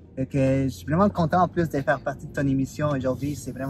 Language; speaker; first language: French; non-native, fluent; Spanish